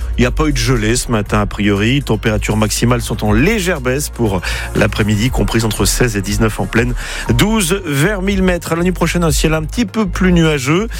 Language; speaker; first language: French; native; French